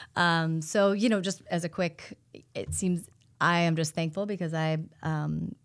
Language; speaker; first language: English; native; English